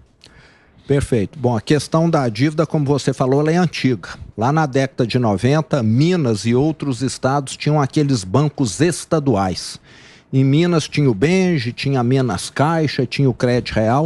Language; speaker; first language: Portuguese; native; Portuguese